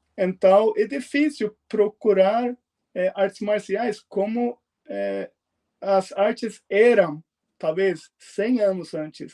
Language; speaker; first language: Portuguese; non-native, fluent; Swedish